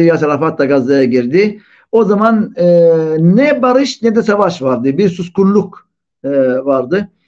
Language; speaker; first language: Turkish; non-native, fluent; Arabic